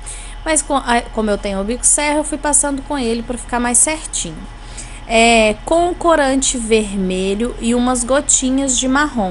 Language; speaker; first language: Portuguese; native; Portuguese